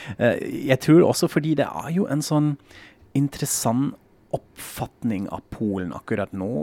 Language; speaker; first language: Norwegian; non-native, fluent; German